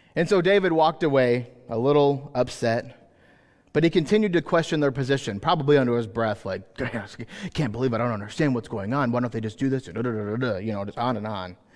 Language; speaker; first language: English; native; English